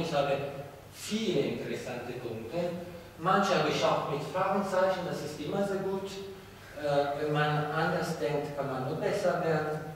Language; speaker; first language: German; non-native, fluent; Italian